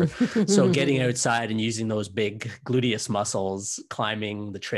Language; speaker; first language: English; native; English